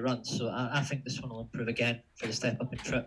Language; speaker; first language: English; native; English